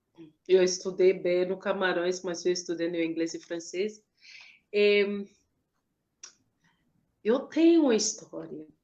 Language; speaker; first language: Portuguese; non-native, fluent; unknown